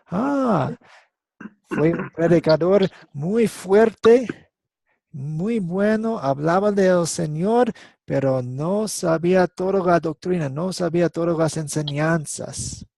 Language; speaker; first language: Spanish; non-native, fluent; English